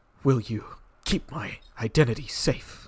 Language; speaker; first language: English; native; English